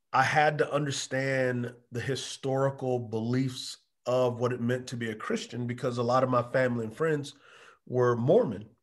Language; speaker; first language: English; native; English